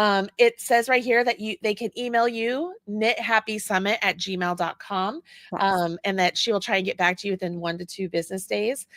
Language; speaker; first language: English; native; English